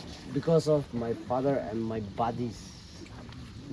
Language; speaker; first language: English; non-native, learner; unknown